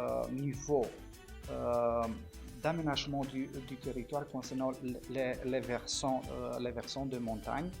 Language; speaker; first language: French; non-native, fluent; Romanian